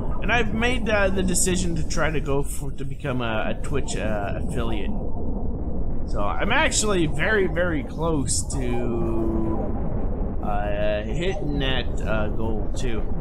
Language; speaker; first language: English; early bilingual, other home language; French